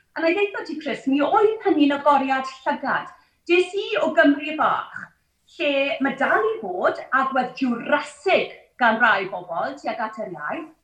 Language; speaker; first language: Welsh; non-native, local second language; English